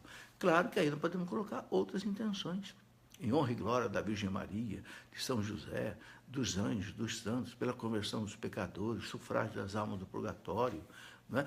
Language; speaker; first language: Portuguese; native; Portuguese